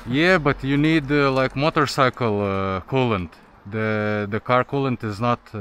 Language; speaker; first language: English; non-native, learner; Lithuanian